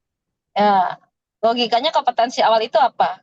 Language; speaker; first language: Indonesian; native; Indonesian